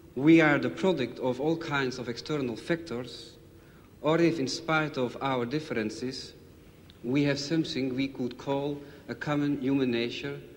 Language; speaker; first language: English; non-native, fluent; Dutch